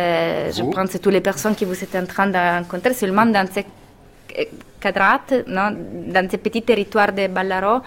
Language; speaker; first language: French; non-native, fluent; Italian